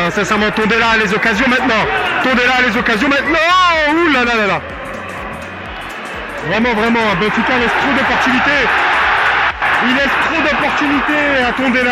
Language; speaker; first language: French; native; French